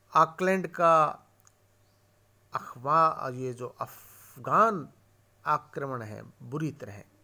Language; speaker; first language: Hindi; native; Hindi